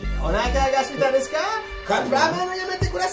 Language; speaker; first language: Japanese; non-native, learner; French